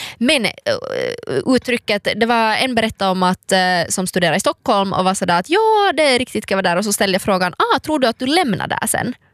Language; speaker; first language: Swedish; native; Swedish